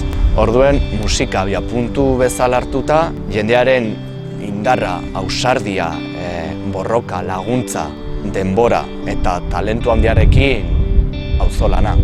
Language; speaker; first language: Basque; native; Basque